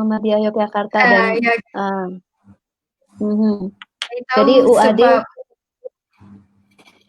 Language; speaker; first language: Indonesian; native; Indonesian